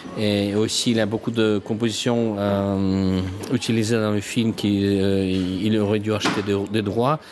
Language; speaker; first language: French; non-native, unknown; Russian